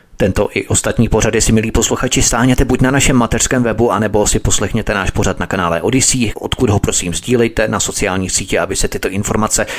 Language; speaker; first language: Czech; native; Czech